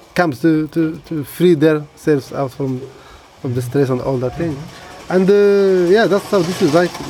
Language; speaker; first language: English; non-native, learner; Arabic